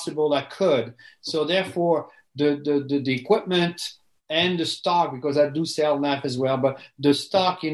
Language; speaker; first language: English; non-native, fluent; French